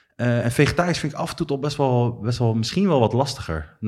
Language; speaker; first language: Dutch; native; Dutch